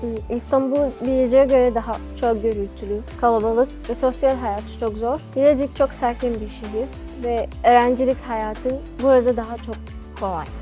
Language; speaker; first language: Turkish; non-native, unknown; Arabic